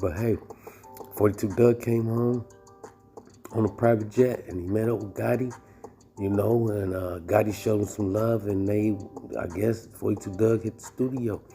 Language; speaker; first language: English; native; English